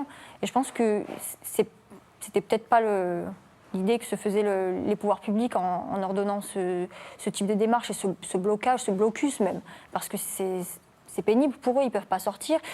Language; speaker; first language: French; native; French